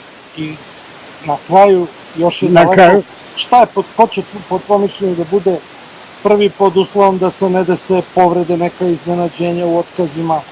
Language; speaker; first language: Serbian; native; Serbian